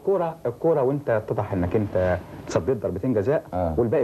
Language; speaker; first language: Arabic; native; Arabic